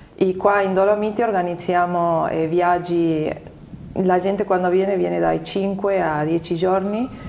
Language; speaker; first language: Italian; non-native, fluent; Spanish